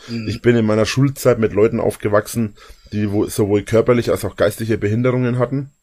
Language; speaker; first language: German; native; German